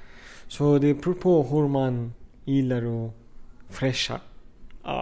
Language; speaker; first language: Swedish; non-native, fluent; Arabic